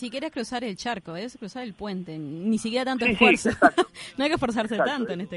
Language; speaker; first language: Spanish; native; Spanish